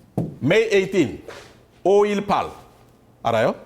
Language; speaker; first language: Korean; non-native, learner; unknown